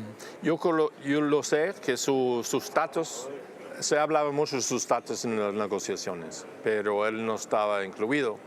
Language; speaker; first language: Spanish; non-native, fluent; English